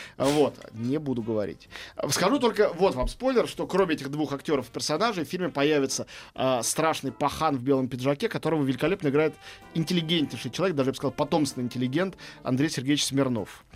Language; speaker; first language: Russian; native; Russian